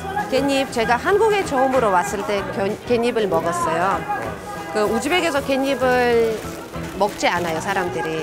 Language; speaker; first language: Korean; non-native, fluent; Russian